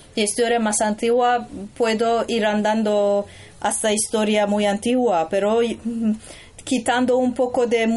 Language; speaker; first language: Spanish; non-native, learner; Persian